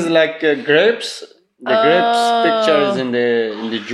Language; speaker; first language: English; non-native, learner; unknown